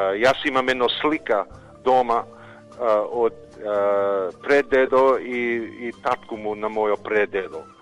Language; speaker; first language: Macedonian; early bilingual, heritage; Macedonian